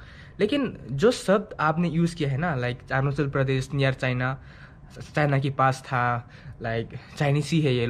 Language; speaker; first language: Hindi; non-native, local second language; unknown